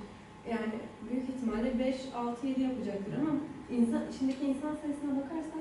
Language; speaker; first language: Turkish; native; Turkish